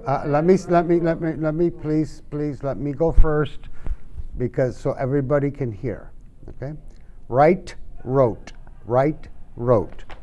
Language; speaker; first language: English; native; English